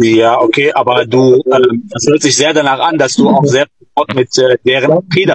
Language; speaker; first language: German; native; German